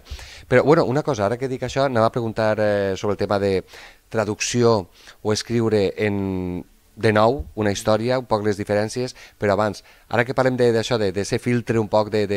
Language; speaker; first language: Catalan; native; Catalan